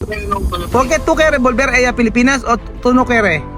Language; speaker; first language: Spanish; non-native, learner; Filipino